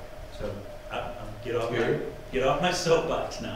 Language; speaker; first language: English; native; English